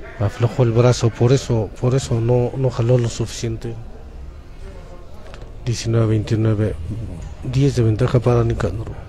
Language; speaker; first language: Spanish; native; Spanish